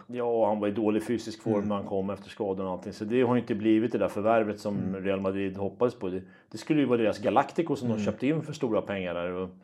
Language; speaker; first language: Swedish; native; Swedish